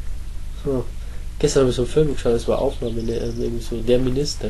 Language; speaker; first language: German; native; German